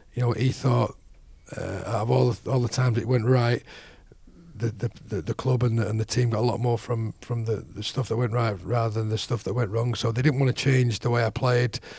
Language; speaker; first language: English; native; English